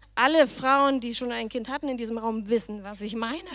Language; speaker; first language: German; non-native, fluent; Danish